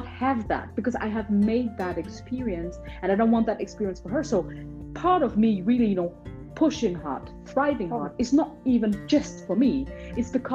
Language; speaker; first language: English; non-native, fluent; German